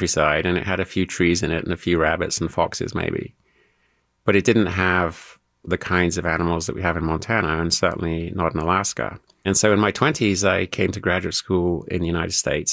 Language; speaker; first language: English; native; English